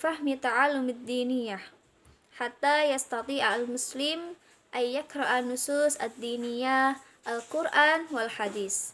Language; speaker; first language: Arabic; non-native, learner; Indonesian